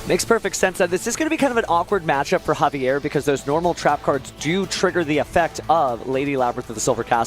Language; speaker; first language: English; native; English